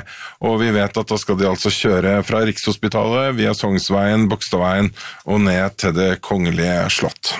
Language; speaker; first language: Norwegian; native; Norwegian